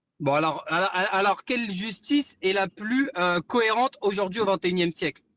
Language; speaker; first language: French; native; French